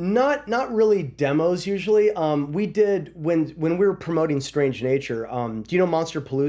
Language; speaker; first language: English; native; English